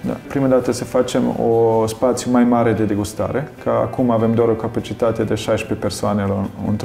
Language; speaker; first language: Romanian; non-native, learner; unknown